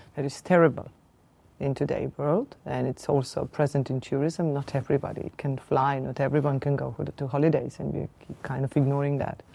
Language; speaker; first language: English; non-native, fluent; Slovenian